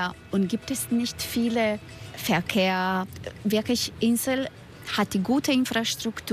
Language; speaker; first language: German; non-native, learner; Croatian